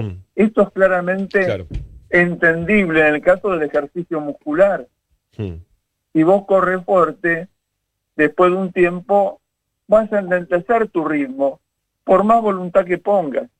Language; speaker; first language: Spanish; native; Spanish